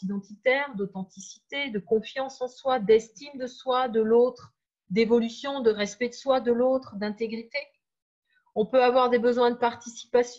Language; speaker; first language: French; native; French